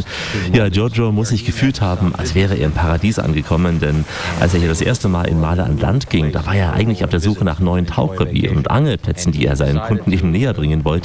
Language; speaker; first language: German; native; German